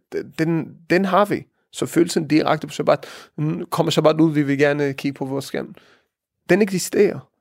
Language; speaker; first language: Danish; early bilingual, heritage; Danish